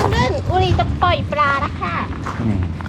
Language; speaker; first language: Korean; non-native, learner; Thai